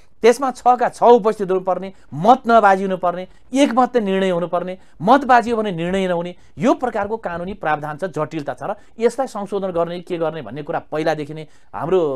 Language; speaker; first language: Nepali; native; Nepali